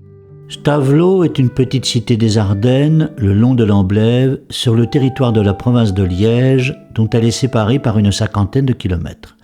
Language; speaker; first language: French; native; French